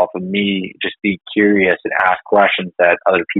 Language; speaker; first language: English; native; English